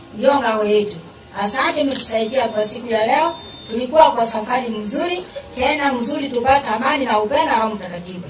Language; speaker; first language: Swahili; non-native, local second language; Gusii